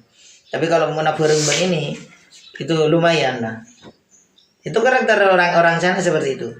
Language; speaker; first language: Indonesian; native; Indonesian